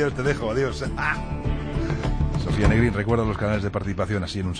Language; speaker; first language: Spanish; native; Spanish